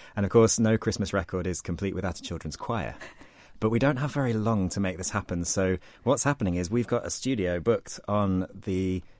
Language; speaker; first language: English; non-native, fluent; Portuguese